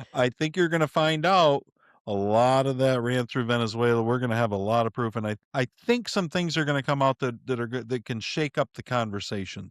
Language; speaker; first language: English; native; English